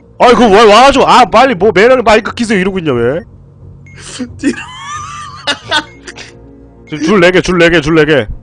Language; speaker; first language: Korean; native; Korean